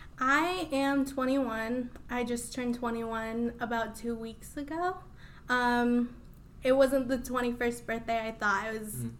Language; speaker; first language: English; early bilingual, other home language; Spanish